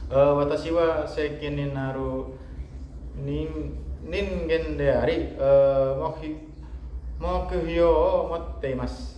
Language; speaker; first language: Japanese; non-native, learner; Indonesian